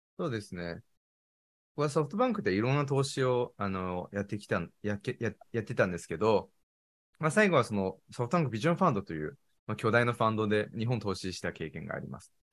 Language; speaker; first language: Japanese; non-native, fluent; Chinese